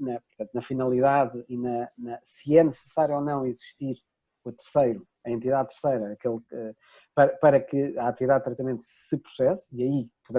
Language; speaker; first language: Portuguese; native; Portuguese